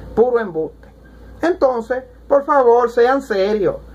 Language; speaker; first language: Spanish; native; Spanish